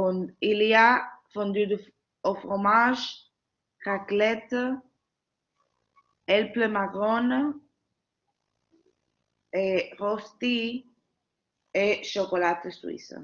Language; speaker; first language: French; non-native, learner; Spanish